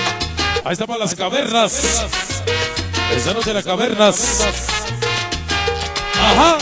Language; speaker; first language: Spanish; native; Spanish